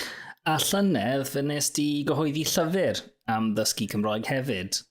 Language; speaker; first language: Welsh; non-native, local second language; English